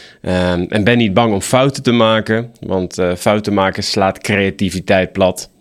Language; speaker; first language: Dutch; native; Dutch